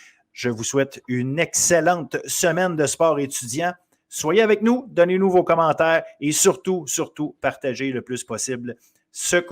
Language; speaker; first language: French; native; French